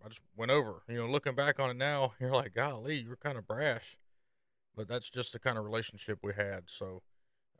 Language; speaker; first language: English; native; English